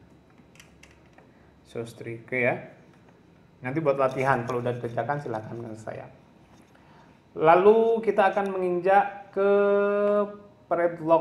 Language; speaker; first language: Indonesian; non-native, local second language; Javanese